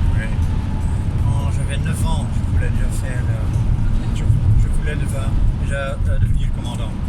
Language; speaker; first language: French; non-native, fluent; German